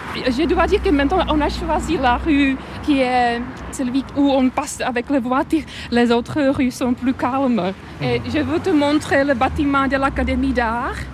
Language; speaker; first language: French; non-native, fluent; Czech